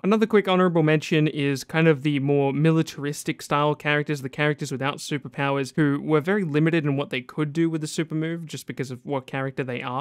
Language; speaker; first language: English; native; English